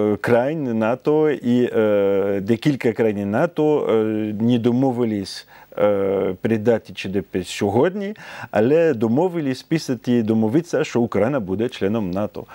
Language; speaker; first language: Ukrainian; non-native, fluent; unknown